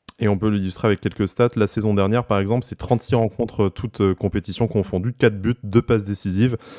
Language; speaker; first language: French; native; French